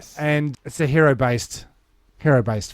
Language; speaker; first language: English; native; English